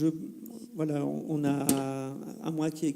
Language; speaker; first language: French; native; French